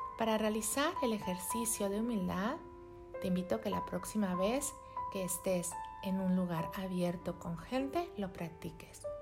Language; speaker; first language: Spanish; native; Spanish